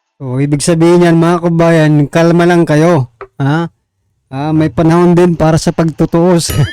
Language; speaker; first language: Filipino; non-native, local second language; Waray